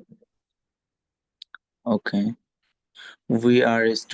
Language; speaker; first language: English; non-native, learner; Bangla